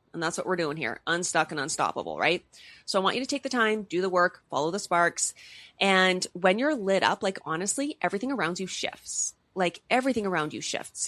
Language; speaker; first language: English; native; English